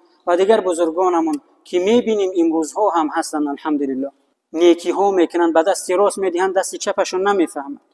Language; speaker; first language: Persian; native; Persian